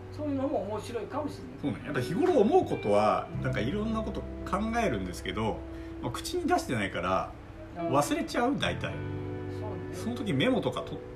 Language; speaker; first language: Japanese; non-native, fluent; Korean